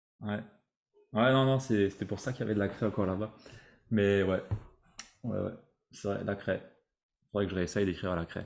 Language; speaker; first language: French; native; French